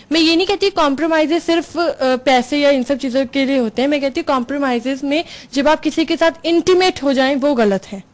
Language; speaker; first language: Hindi; native; Hindi